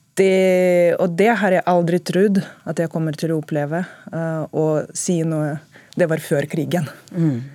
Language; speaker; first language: Norwegian; non-native, fluent; Russian